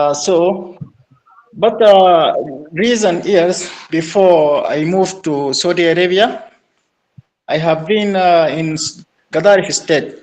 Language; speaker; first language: English; non-native, learner; Arabic